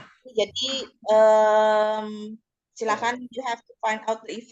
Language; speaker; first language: English; non-native, fluent; Indonesian